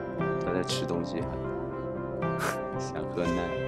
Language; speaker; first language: Chinese; native; Chinese